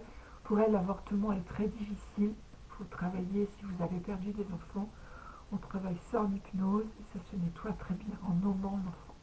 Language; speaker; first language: French; native; French